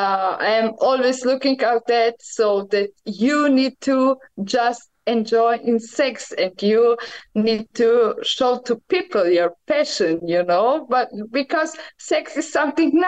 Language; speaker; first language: English; non-native, learner; Croatian